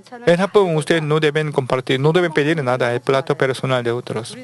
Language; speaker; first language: Spanish; non-native, learner; Korean